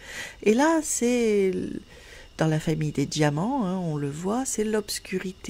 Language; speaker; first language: French; native; French